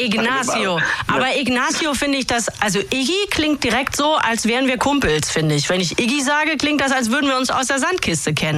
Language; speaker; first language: German; native; German